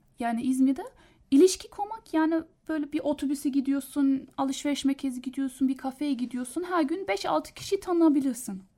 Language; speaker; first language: Turkish; non-native, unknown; German